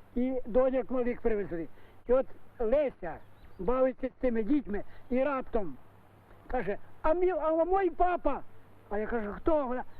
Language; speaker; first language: Ukrainian; native; Ukrainian